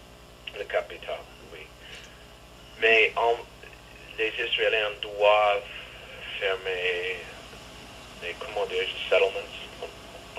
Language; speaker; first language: French; non-native, learner; English